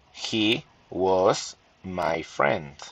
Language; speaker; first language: English; non-native, fluent; Spanish